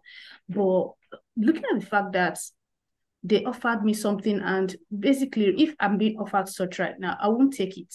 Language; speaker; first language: English; non-native, local second language; Igbo